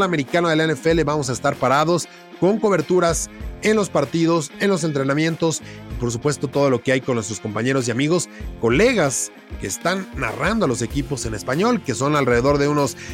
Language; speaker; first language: Spanish; native; Spanish